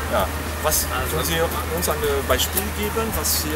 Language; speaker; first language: German; non-native, fluent; French